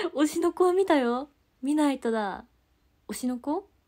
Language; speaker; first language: Japanese; native; Japanese